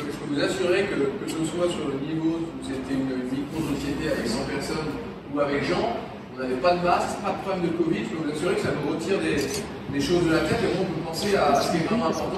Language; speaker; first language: French; native; French